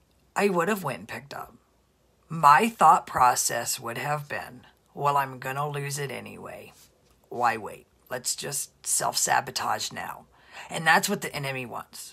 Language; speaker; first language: English; native; English